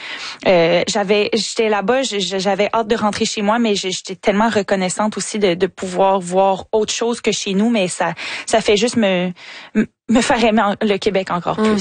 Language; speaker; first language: French; native; French